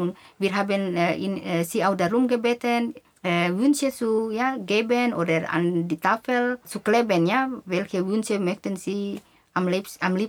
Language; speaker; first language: German; non-native, fluent; Indonesian